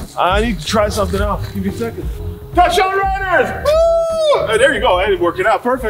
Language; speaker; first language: English; non-native, fluent; German